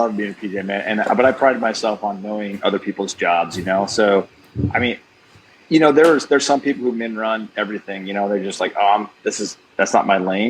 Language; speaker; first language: English; native; English